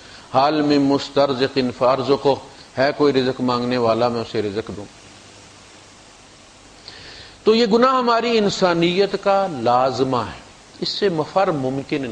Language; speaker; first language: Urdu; non-native, local second language; Punjabi